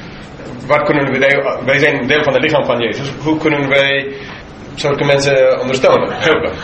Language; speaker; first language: Dutch; non-native, fluent; English